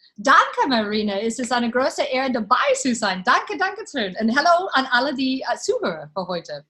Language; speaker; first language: German; non-native, learner; English